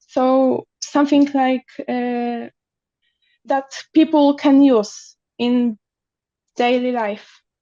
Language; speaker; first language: English; non-native, learner; Polish